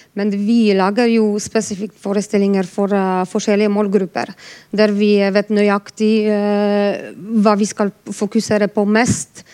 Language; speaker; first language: Norwegian; non-native, fluent; Polish